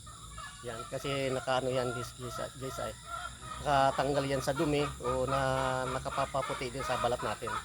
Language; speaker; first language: Filipino; non-native, local second language; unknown